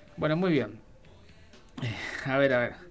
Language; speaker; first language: Spanish; native; Spanish